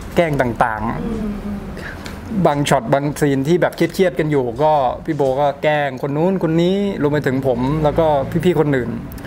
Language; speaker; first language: Thai; native; Thai